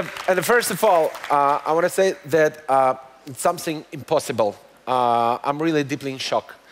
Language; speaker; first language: English; non-native, learner; Ukrainian